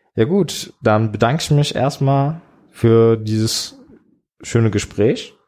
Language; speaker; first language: German; early bilingual, other home language; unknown